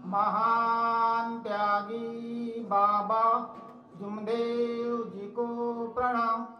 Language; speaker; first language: Hindi; non-native, local second language; Marathi